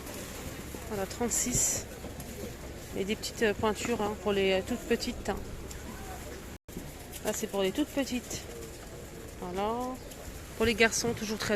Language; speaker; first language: French; native; French